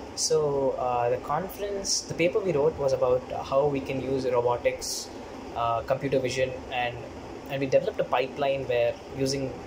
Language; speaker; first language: English; non-native, local second language; Telugu